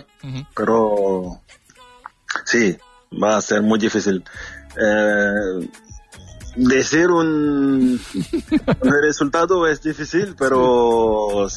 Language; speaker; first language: Spanish; non-native, fluent; French